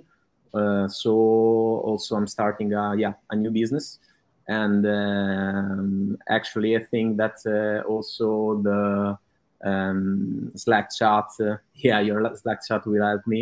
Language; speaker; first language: English; non-native, fluent; Italian